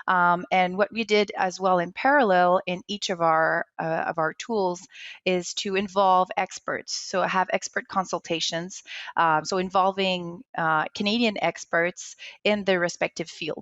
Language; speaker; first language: English; non-native, local second language; French